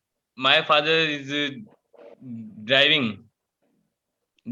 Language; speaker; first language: English; non-native, learner; Hindi